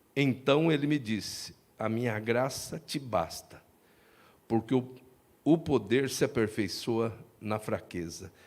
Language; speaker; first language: Portuguese; native; Portuguese